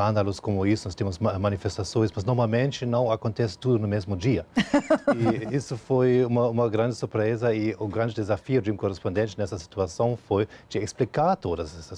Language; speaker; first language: Portuguese; non-native, fluent; German